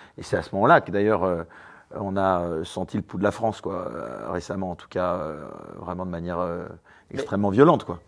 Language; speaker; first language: French; native; French